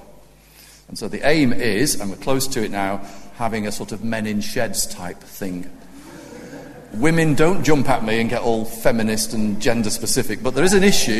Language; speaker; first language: English; native; English